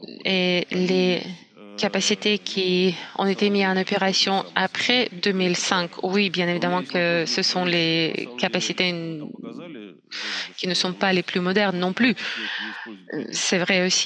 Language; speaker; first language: French; non-native, fluent; Russian